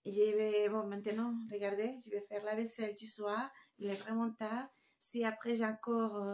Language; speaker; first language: French; non-native, fluent; Spanish